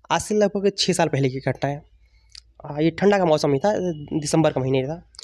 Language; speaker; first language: Hindi; native; Hindi